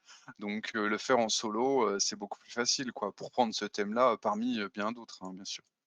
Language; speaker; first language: French; native; French